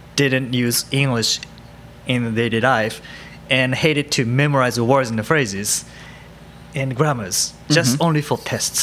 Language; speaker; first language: English; non-native, fluent; Japanese